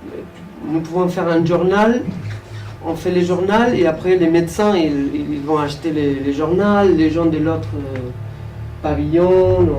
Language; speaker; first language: French; non-native, fluent; Spanish